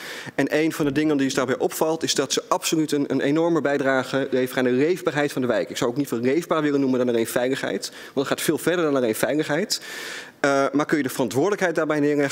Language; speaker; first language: Dutch; native; Dutch